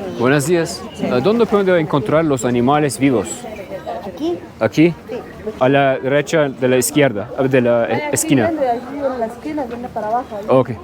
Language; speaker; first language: Spanish; non-native, learner; Turkish